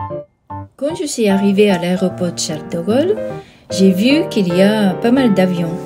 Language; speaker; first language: French; non-native, fluent; Japanese